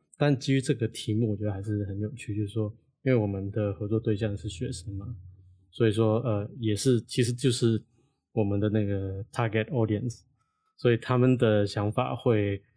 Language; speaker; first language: Chinese; non-native, local second language; Cantonese